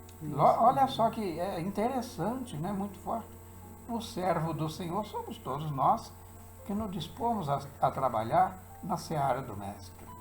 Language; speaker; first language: Portuguese; native; Portuguese